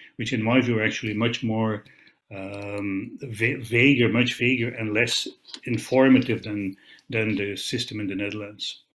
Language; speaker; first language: English; non-native, fluent; Dutch